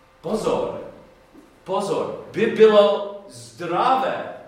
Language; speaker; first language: Czech; non-native, learner; English